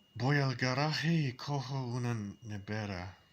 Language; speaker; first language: Spanish; non-native, learner; English